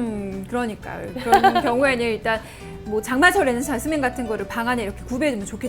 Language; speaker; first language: Korean; native; Korean